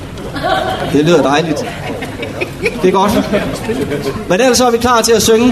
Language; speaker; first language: Danish; native; Danish